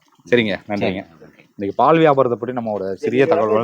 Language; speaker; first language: Tamil; native; Tamil